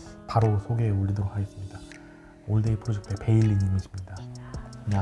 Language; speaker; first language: Korean; native; Korean